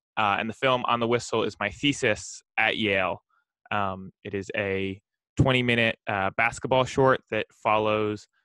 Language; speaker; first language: English; native; English